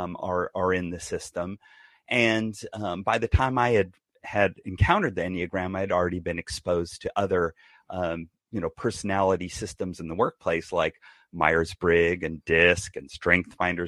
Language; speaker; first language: English; native; English